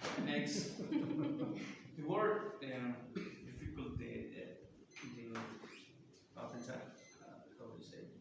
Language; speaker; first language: English; non-native, learner; Spanish